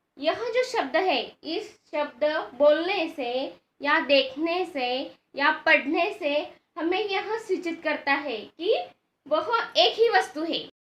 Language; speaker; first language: Hindi; non-native, local second language; Marathi